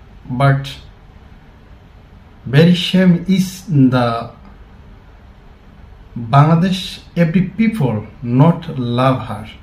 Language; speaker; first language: English; non-native, learner; Bangla